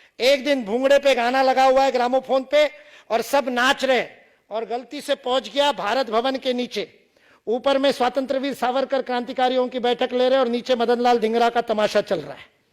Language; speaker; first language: Hindi; non-native, local second language; Marathi